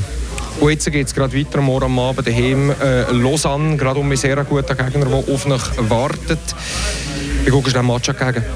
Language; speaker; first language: German; native; German